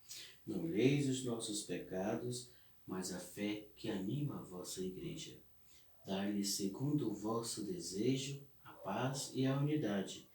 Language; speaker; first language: Portuguese; native; Portuguese